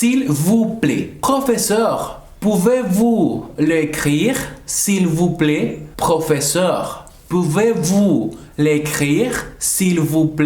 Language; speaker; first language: French; non-native, fluent; Spanish